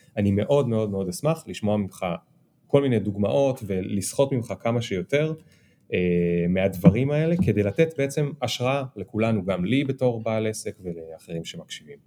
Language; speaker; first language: Hebrew; native; Hebrew